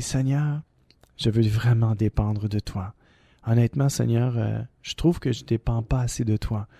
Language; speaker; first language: French; native; French